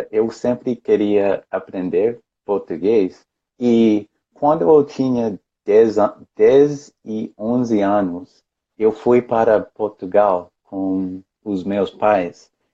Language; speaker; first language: Portuguese; non-native, fluent; English